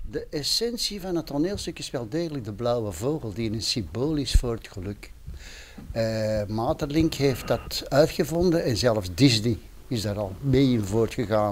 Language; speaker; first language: Dutch; native; Dutch